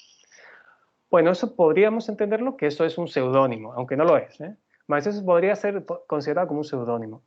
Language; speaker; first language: Spanish; native; Spanish